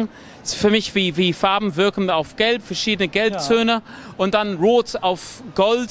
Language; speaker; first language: German; non-native, fluent; English